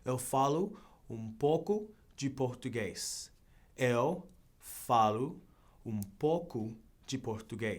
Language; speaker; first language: Portuguese; non-native, learner; English